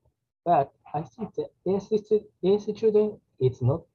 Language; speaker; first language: English; non-native, learner; Japanese